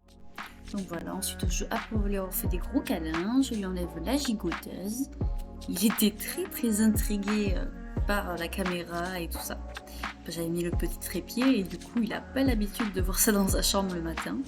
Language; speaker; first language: French; native; French